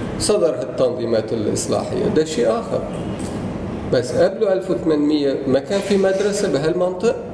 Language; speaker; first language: Arabic; non-native, fluent; Turkish